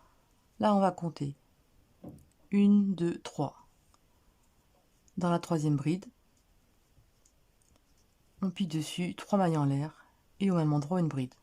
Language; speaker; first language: French; native; French